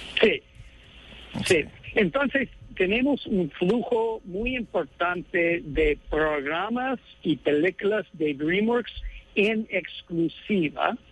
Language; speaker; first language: Spanish; non-native, fluent; English